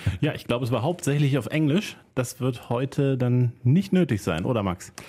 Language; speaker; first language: German; native; German